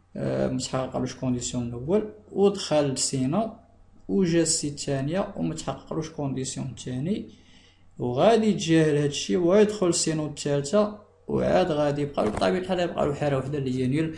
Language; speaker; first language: Arabic; native; Arabic